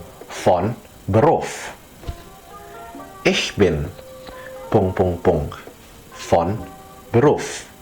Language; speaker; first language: German; non-native, fluent; Indonesian